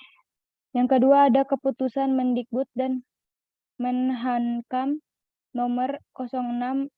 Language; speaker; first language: Indonesian; native; Indonesian